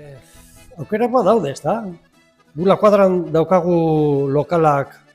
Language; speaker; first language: Basque; non-native, local second language; Spanish